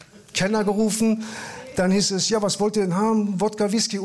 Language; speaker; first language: German; early bilingual, other home language; Persian